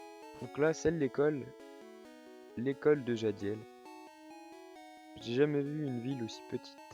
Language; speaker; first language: French; native; French